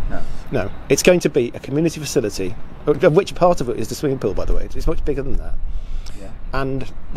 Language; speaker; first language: English; native; English